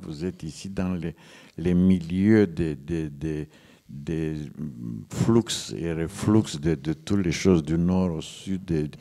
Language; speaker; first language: French; non-native, fluent; Romanian